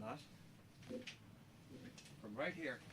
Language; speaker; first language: English; native; English